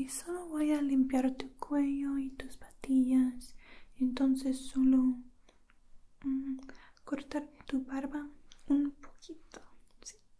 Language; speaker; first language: Spanish; non-native, learner; English